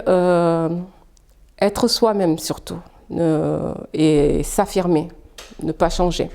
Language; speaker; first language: French; early bilingual, other home language; Fula